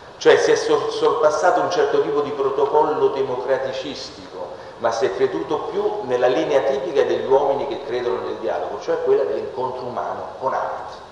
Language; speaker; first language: Italian; native; Italian